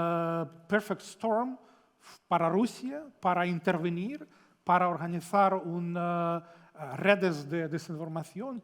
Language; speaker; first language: Spanish; non-native, fluent; Ukrainian